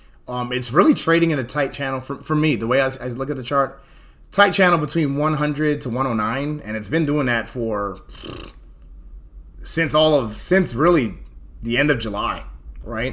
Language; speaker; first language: English; native; English